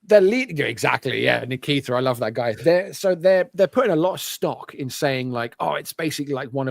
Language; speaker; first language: English; native; English